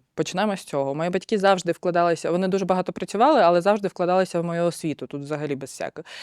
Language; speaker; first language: Ukrainian; non-native, local second language; Russian